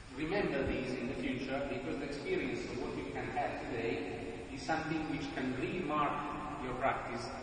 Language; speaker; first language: English; non-native, fluent; Italian